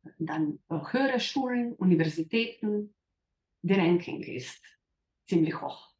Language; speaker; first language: German; non-native, fluent; Slovenian